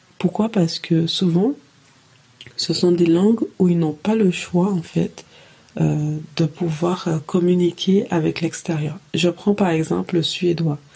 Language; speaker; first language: French; native; French